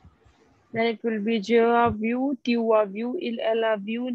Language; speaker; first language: French; non-native, learner; Punjabi